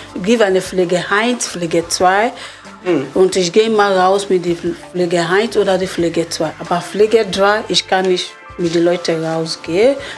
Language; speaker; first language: German; non-native, learner; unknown